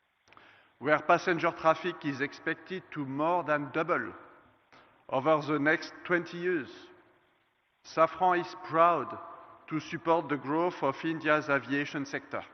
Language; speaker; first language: English; non-native, fluent; French